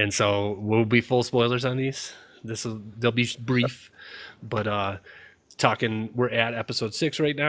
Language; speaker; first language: English; native; English